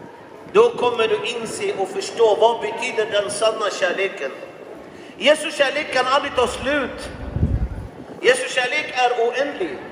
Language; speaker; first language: Swedish; non-native, fluent; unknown